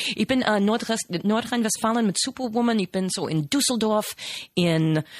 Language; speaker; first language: German; non-native, fluent; English